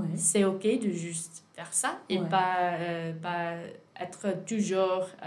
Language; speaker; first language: French; non-native, learner; English